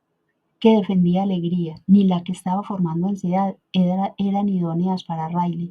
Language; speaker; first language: Spanish; native; Spanish